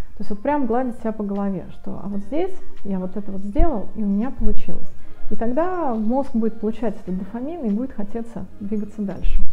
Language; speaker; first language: Russian; native; Russian